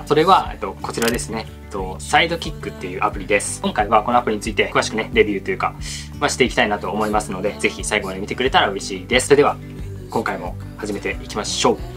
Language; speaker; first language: Japanese; native; Japanese